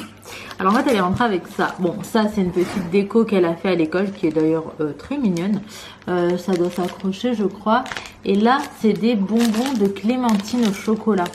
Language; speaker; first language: French; native; French